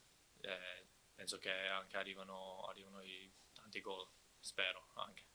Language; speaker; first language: Italian; non-native, fluent; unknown